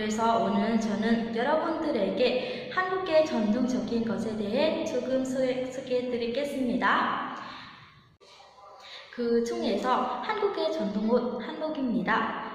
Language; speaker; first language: Korean; non-native, fluent; Vietnamese